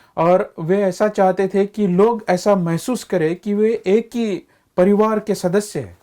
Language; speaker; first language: Hindi; non-native, local second language; Marathi